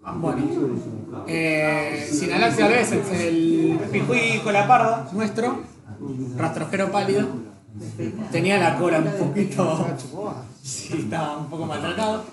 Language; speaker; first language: Spanish; native; Spanish